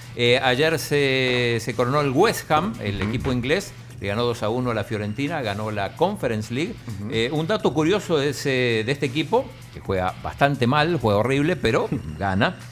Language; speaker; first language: Spanish; native; Spanish